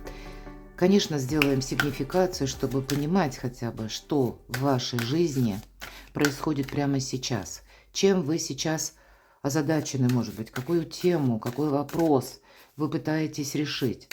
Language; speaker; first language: Russian; native; Russian